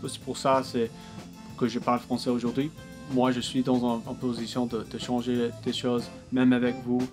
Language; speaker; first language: French; non-native, local second language; English